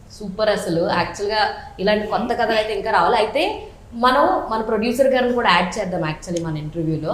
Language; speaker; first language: Telugu; native; Telugu